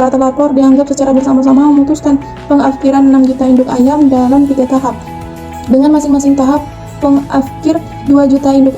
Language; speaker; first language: Indonesian; native; Indonesian